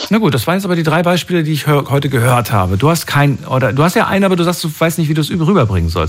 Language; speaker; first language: German; native; German